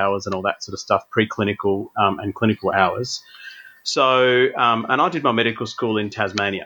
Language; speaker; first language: English; native; English